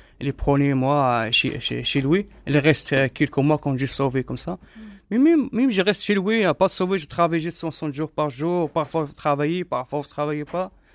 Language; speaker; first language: French; non-native, learner; Arabic